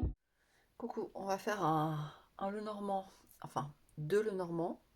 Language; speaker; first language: French; native; French